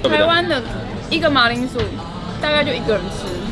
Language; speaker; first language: Chinese; native; Chinese